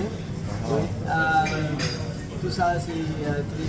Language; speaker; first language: French; non-native, local second language; Arabic